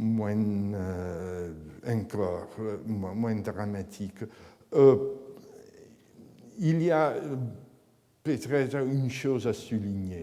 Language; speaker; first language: French; non-native, fluent; Italian